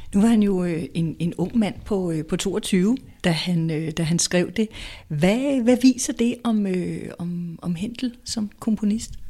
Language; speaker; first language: Danish; native; Danish